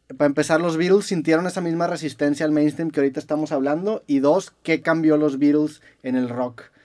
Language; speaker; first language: Spanish; native; Spanish